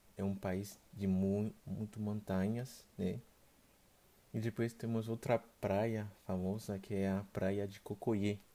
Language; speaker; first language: Portuguese; non-native, fluent; Haitian Creole